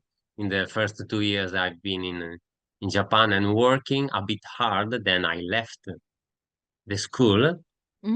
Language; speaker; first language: English; non-native, learner; Italian